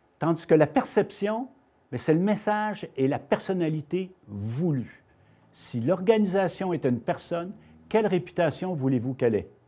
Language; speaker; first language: French; native; French